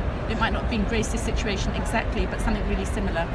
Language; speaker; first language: English; native; English